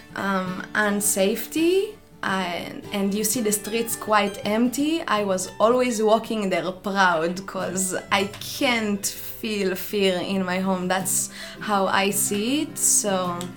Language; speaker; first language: English; non-native, fluent; Hebrew